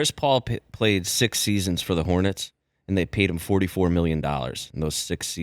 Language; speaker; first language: English; native; English